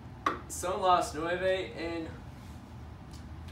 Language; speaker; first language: Spanish; non-native, learner; English